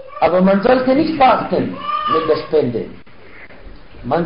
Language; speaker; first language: German; non-native, fluent; Arabic